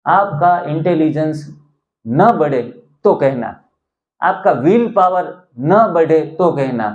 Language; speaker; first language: Hindi; non-native, local second language; Gujarati